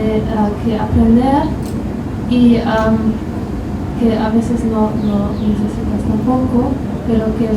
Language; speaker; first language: Spanish; non-native, fluent; German